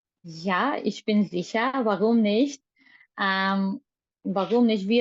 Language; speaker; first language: German; non-native, learner; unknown